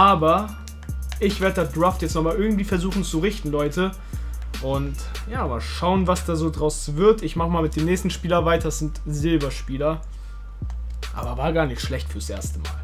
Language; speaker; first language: German; early bilingual, other home language; Turkish